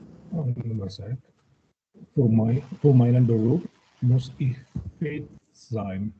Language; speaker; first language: German; non-native, learner; Indonesian